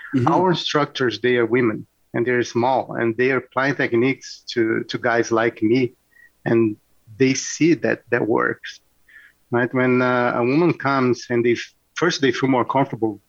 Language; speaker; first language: English; non-native, fluent; Portuguese